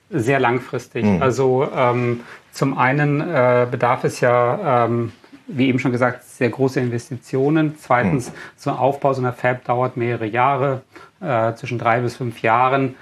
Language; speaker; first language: German; native; German